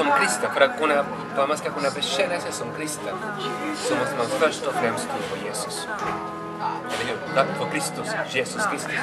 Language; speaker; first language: Swedish; non-native, fluent; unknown